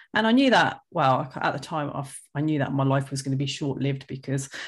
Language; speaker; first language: English; early bilingual, other home language; Hindi